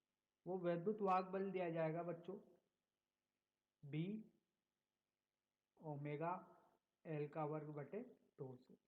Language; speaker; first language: Hindi; native; Hindi